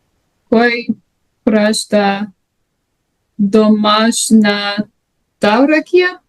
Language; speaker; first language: Bulgarian; non-native, learner; English